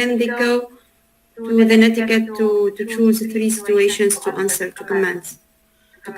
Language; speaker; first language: English; non-native, learner; Arabic